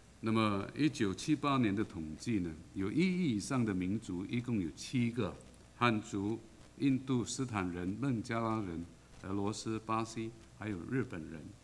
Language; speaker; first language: Chinese; native; Chinese